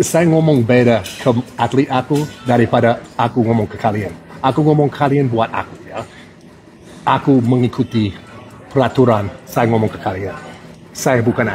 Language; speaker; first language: Indonesian; non-native, fluent; English